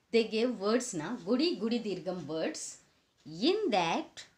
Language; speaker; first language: English; non-native, local second language; Telugu